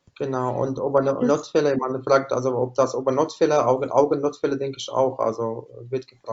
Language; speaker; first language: German; non-native, fluent; Arabic